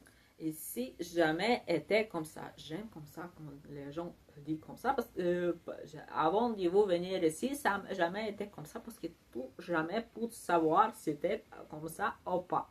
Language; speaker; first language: French; non-native, learner; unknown